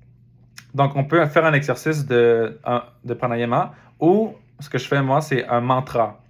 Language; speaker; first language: French; native; French